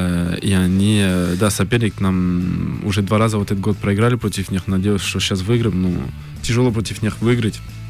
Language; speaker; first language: Russian; early bilingual, heritage; French